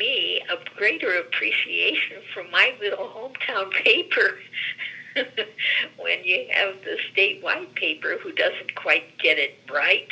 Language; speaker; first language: English; early bilingual, other home language; Greek